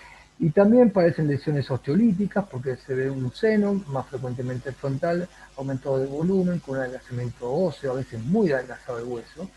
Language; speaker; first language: Spanish; native; Spanish